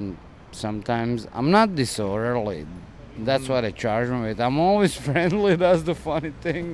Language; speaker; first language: English; non-native, fluent; Croatian